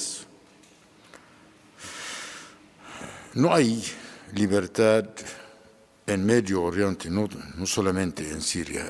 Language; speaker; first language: Spanish; non-native, fluent; Arabic